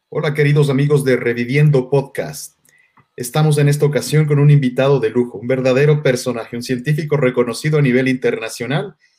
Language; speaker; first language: Spanish; native; Spanish